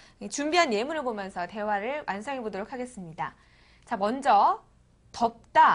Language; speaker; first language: Korean; native; Korean